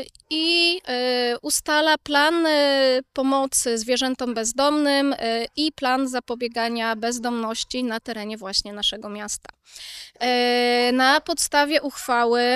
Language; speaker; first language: Polish; native; Polish